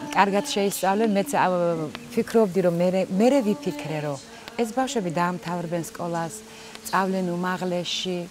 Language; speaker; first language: Georgian; non-native, local second language; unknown